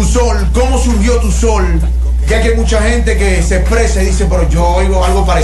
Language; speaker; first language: Spanish; native; Spanish